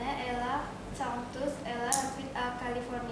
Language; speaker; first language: French; non-native, learner; Indonesian